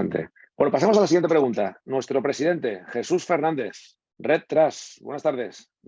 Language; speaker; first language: Spanish; native; Spanish